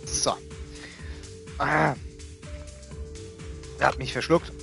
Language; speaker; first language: German; native; German